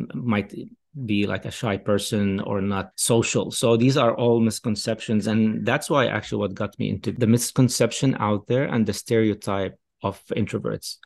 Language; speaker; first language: English; non-native, fluent; Arabic